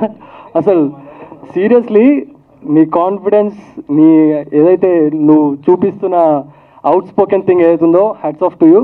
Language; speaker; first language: Telugu; native; Telugu